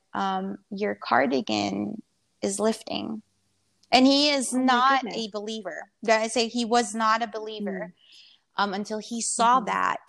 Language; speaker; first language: English; non-native, local second language; Filipino